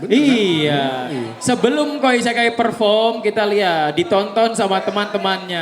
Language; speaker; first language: Indonesian; native; Indonesian